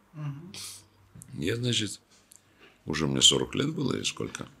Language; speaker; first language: Russian; native; Russian